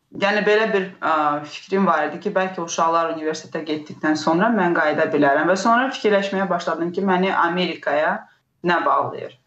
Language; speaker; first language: Azerbaijani; non-native, local second language; Russian